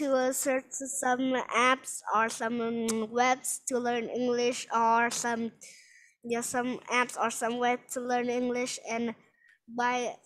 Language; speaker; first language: English; non-native, learner; Vietnamese